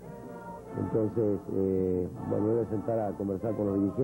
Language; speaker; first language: Spanish; native; Spanish